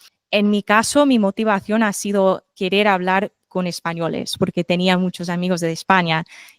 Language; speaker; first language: Spanish; non-native, fluent; English